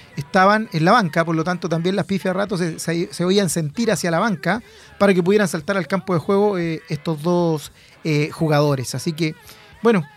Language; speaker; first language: Spanish; native; Spanish